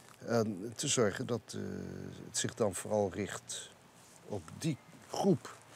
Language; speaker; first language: Dutch; native; Dutch